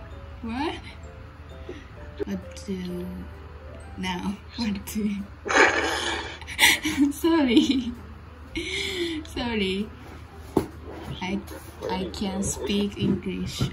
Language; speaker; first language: English; non-native, learner; Japanese